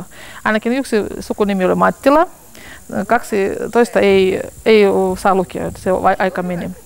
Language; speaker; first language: Finnish; non-native, learner; Russian